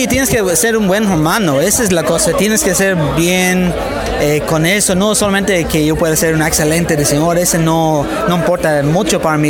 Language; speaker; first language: Spanish; non-native, fluent; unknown